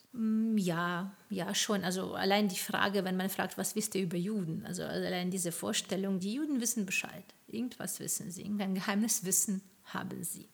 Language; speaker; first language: German; non-native, fluent; Ukrainian